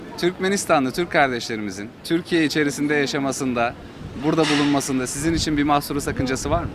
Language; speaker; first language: Turkish; native; Turkish